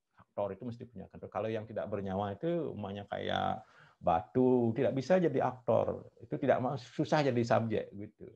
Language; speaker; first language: Indonesian; non-native, local second language; Balinese